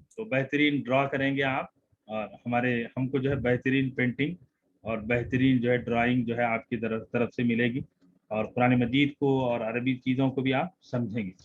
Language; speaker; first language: Urdu; native; Urdu